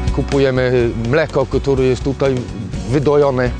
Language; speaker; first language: Polish; non-native, fluent; English